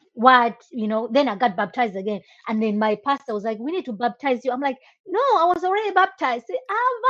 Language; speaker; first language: English; non-native, local second language; Nyanja